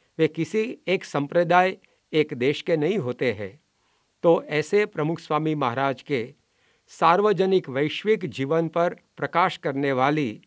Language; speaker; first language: Hindi; non-native, local second language; Gujarati